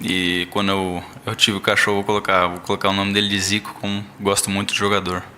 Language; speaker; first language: Portuguese; early bilingual, heritage; Portuguese